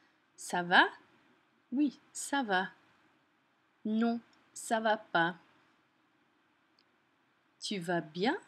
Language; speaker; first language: French; non-native, fluent; English